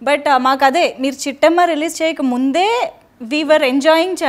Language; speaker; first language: Telugu; native; Telugu